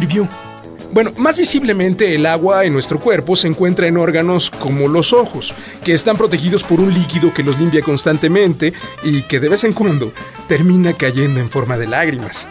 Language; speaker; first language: Spanish; native; Spanish